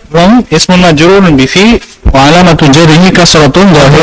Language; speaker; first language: Arabic; non-native, fluent; Indonesian